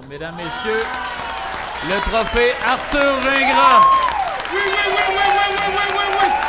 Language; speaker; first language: French; native; French